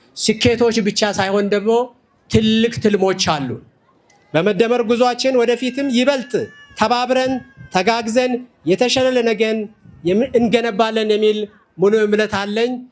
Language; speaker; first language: Amharic; non-native, local second language; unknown